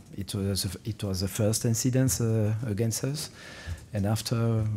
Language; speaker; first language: English; non-native, fluent; French